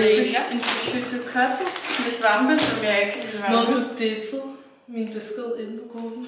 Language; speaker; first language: Danish; native; Danish